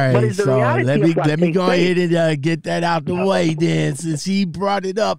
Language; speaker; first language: English; native; English